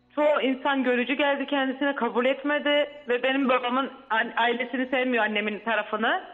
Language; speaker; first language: Turkish; native; Turkish